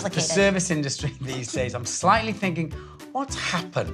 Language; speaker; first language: English; native; English